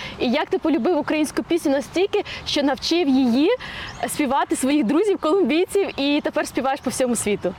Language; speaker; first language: Ukrainian; native; Ukrainian